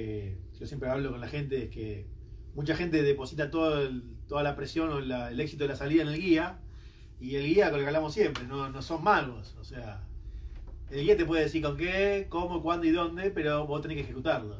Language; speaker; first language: Spanish; native; Spanish